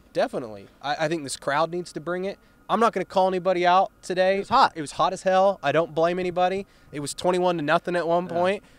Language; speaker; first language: English; native; English